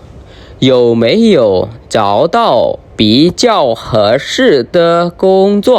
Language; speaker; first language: Chinese; non-native, fluent; Khmer